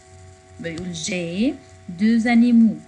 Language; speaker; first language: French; non-native, fluent; Arabic